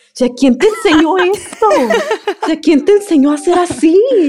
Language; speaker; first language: Spanish; early bilingual, heritage; Spanish